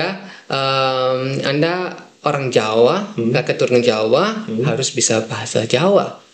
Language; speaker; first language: Indonesian; non-native, fluent; Dutch